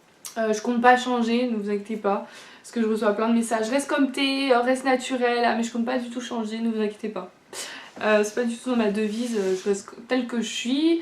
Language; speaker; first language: French; native; French